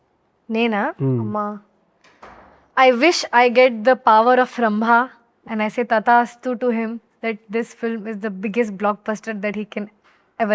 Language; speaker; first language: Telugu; non-native, local second language; Hindi